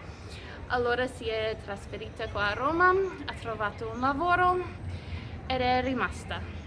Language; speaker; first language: Italian; non-native, fluent; English